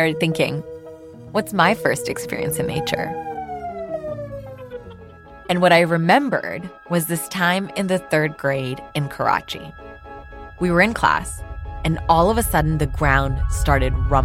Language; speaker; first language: English; non-native, local second language; Urdu